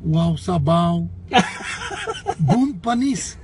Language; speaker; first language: Filipino; non-native, learner; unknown